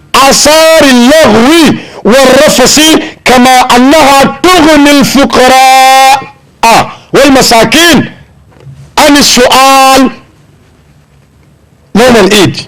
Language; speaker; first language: Arabic; non-native, fluent; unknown